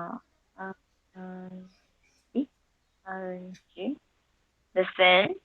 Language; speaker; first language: English; non-native, learner; Chinese